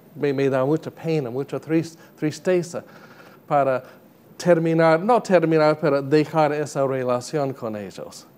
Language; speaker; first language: Spanish; non-native, fluent; English